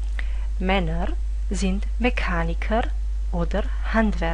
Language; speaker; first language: German; non-native, fluent; Romanian